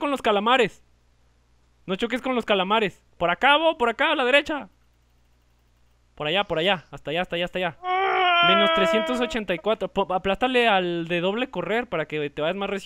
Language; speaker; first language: Spanish; native; Spanish